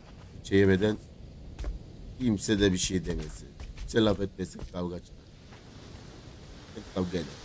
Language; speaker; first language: Turkish; native; Turkish